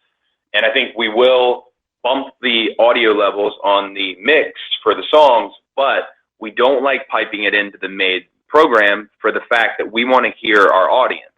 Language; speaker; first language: English; native; English